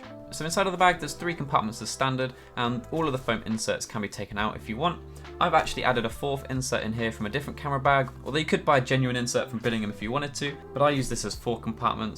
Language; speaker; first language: English; native; English